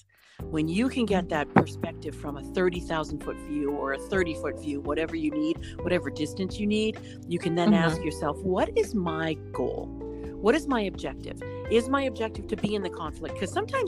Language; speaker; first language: English; native; English